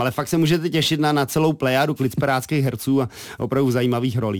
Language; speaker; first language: Czech; native; Czech